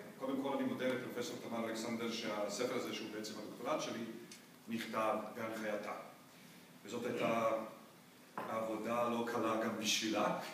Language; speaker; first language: Hebrew; non-native, fluent; Bosnian